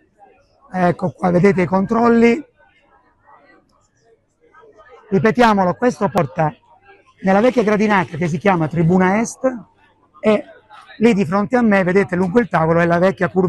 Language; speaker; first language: Italian; native; Italian